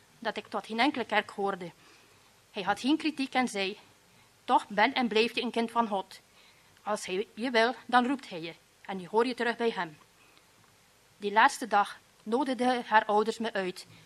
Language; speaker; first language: Dutch; native; Dutch